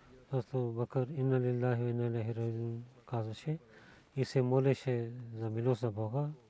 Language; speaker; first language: Bulgarian; non-native, learner; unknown